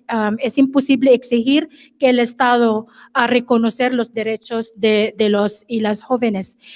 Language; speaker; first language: Spanish; non-native, fluent; English